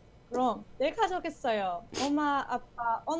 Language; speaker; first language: Korean; non-native, learner; English